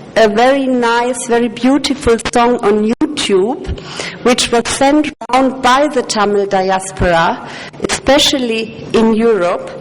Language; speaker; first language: English; non-native, fluent; German